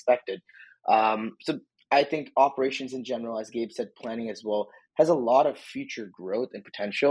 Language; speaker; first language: English; native; English